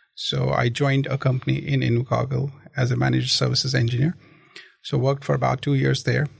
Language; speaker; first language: English; non-native, local second language; Kashmiri